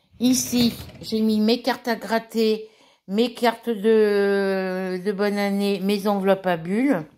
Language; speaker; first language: French; native; French